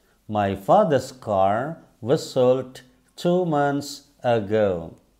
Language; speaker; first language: English; non-native, fluent; Indonesian